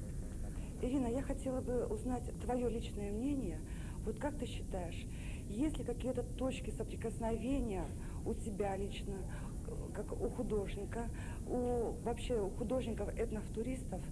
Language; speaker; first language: Russian; native; Russian